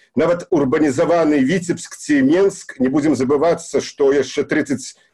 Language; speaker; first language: Belarusian; native; Belarusian